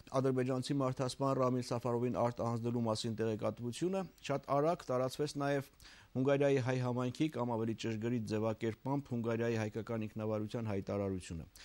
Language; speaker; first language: Armenian; native; Armenian